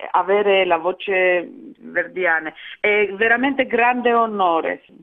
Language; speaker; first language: Italian; non-native, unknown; Georgian